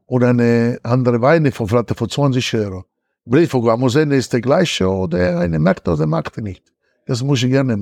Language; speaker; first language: German; non-native, learner; Italian